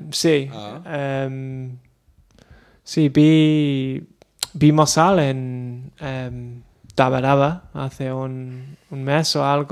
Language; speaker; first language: Spanish; non-native, learner; English